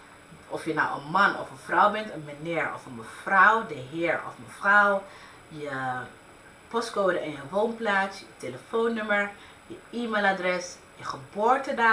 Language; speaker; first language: Dutch; early bilingual, other home language; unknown